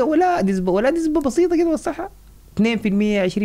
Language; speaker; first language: Arabic; native; Arabic